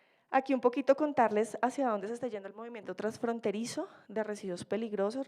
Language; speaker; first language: Spanish; native; Spanish